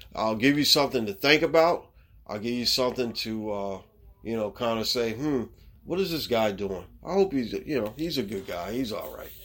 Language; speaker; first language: English; native; English